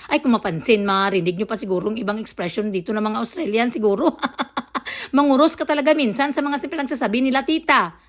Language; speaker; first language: Filipino; non-native, local second language; Hiligaynon